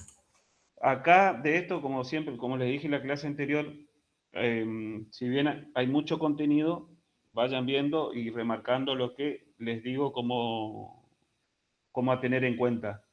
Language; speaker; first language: Spanish; native; Spanish